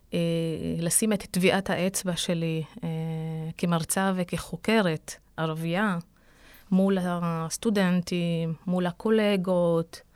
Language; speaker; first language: Hebrew; non-native, local second language; Arabic